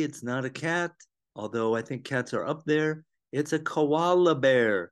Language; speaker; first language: English; native; English